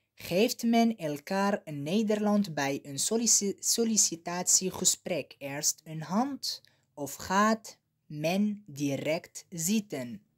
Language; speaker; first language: Dutch; non-native, learner; Arabic